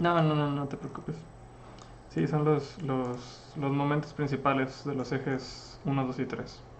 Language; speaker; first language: Spanish; native; Spanish